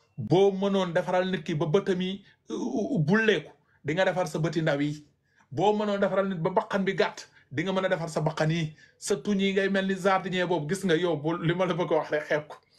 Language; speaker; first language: Wolof; non-native, local second language; Fula